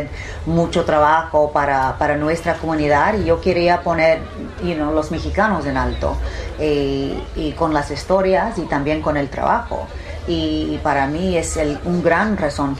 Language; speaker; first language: Spanish; early bilingual, heritage; Spanish